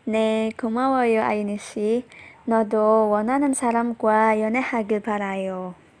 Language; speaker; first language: Korean; non-native, learner; Indonesian